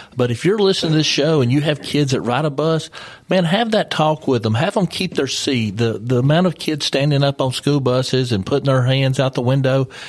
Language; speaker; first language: English; native; English